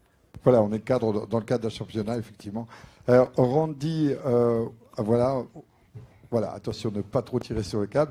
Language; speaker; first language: French; native; French